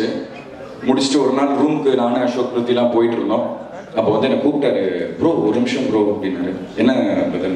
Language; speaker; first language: Tamil; native; Tamil